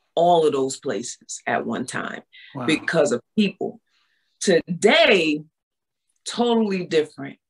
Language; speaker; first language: English; native; English